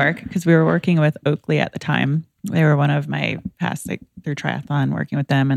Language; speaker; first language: English; native; English